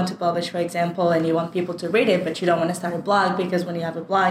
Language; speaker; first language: English; non-native, fluent; French